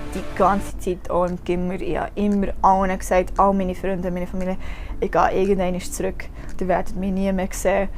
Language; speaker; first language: German; non-native, fluent; English